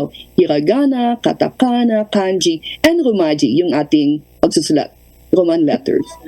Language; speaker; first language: Filipino; non-native, local second language; Iloko